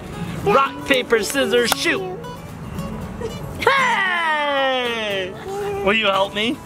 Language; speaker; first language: English; native; English